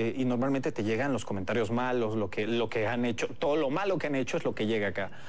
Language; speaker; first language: Spanish; native; Spanish